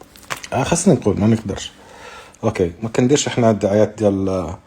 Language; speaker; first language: Arabic; native; Arabic